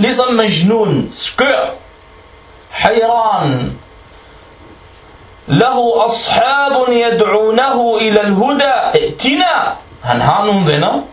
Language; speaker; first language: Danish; non-native, fluent; Arabic